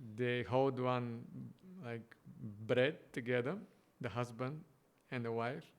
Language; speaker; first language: English; non-native, fluent; Bulgarian